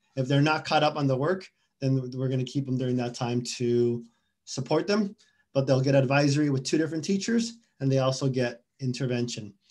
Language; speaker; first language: English; early bilingual, other home language; Spanish